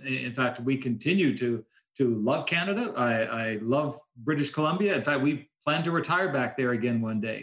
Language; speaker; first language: English; native; English